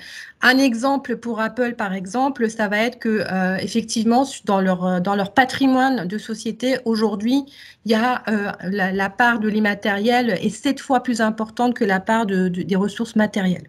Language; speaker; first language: French; native; French